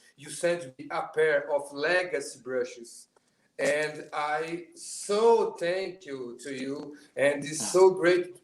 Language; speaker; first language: English; non-native, learner; Portuguese